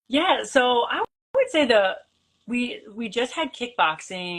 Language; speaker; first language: English; native; English